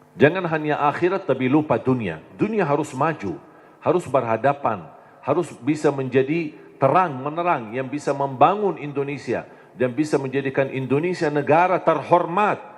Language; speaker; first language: Indonesian; non-native, fluent; Arabic